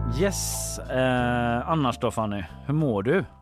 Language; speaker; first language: Swedish; native; Swedish